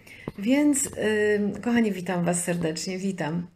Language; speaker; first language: Polish; native; Polish